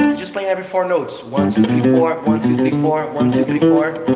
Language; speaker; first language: English; non-native, fluent; Portuguese